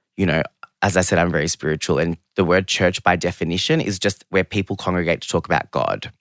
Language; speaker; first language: English; early bilingual, other home language; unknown